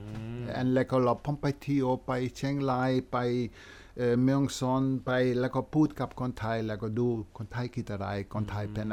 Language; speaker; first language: Thai; non-native, fluent; Dutch